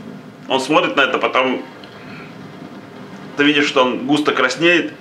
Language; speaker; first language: Russian; native; Russian